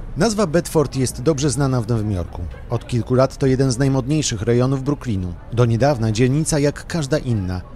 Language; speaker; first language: Polish; native; Polish